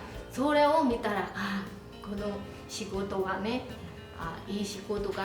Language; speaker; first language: Japanese; non-native, fluent; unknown